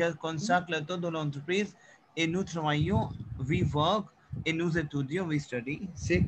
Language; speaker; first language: French; non-native, fluent; Hindi